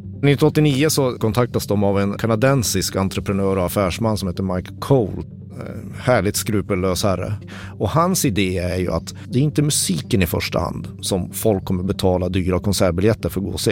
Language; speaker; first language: Swedish; native; Swedish